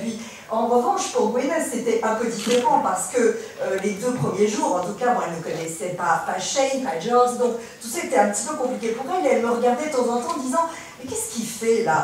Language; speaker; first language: French; native; French